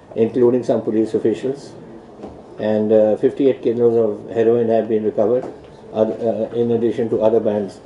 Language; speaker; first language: English; non-native, local second language; Punjabi